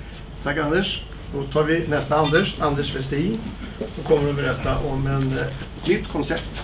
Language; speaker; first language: Swedish; native; Swedish